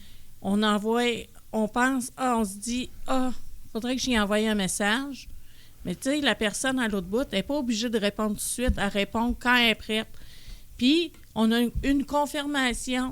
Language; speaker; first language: French; native; French